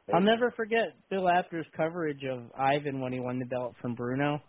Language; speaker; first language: English; native; English